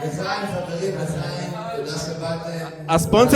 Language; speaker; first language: Hebrew; native; Hebrew